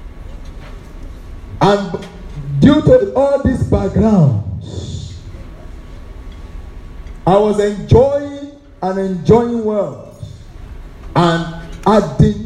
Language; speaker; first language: English; non-native, local second language; Hausa